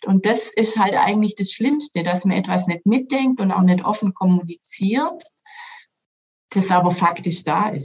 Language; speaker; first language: German; native; German